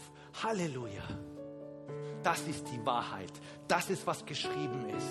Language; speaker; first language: German; non-native, fluent; Spanish